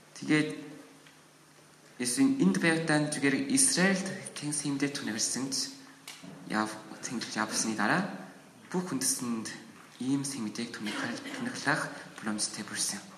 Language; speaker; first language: Mongolian; non-native, learner; Korean